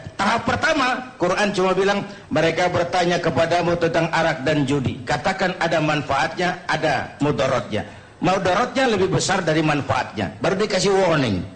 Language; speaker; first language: Indonesian; native; Indonesian